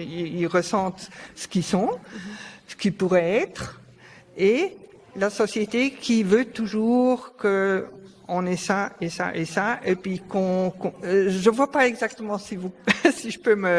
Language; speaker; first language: French; non-native, fluent; German